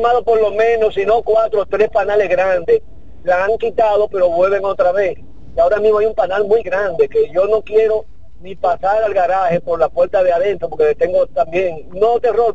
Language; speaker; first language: Spanish; native; Spanish